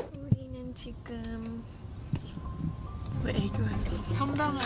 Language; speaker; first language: Korean; early bilingual, heritage; English